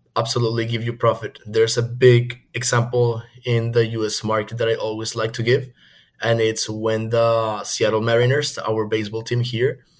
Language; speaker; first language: English; non-native, fluent; Spanish